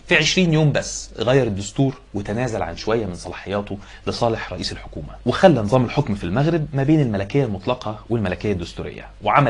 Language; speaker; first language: Arabic; native; Arabic